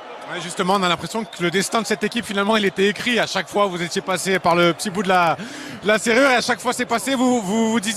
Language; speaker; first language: French; native; French